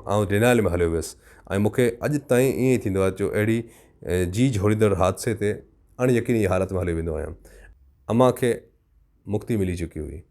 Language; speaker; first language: Sindhi; native; Sindhi